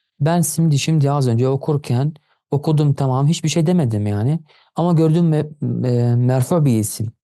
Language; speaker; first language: Turkish; non-native, fluent; Arabic